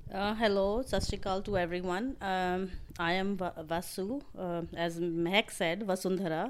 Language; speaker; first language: English; non-native, local second language; Punjabi